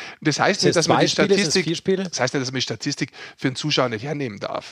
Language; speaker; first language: German; native; German